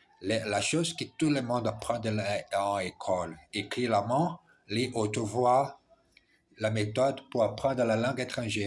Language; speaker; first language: French; non-native, learner; Portuguese